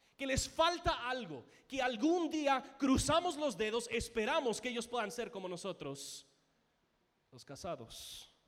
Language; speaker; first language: Spanish; non-native, fluent; English